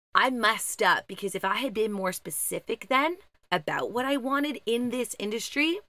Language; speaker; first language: English; native; English